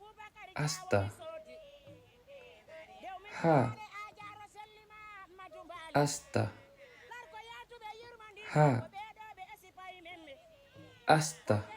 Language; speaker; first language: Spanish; non-native, fluent; Fula